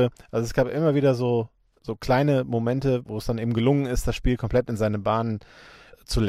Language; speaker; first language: German; native; German